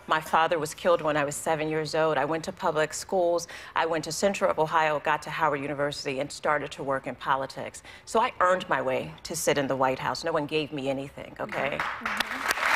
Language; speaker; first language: English; native; English